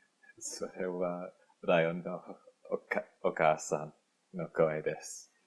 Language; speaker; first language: Japanese; non-native, learner; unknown